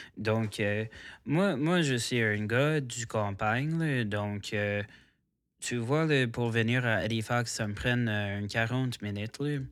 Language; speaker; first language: French; non-native, local second language; English